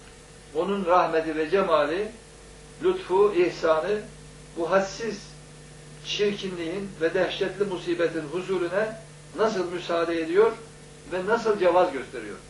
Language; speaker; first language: Turkish; native; Turkish